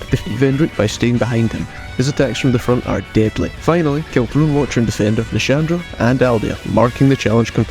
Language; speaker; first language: English; native; English